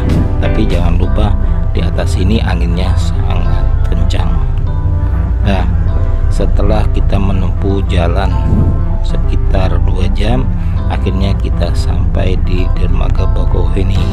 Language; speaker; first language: Indonesian; native; Indonesian